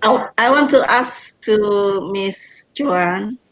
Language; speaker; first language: English; non-native, learner; Indonesian